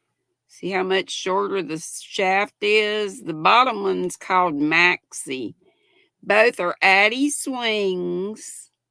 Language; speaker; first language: English; native; English